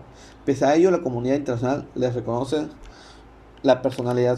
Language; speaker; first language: Spanish; native; Spanish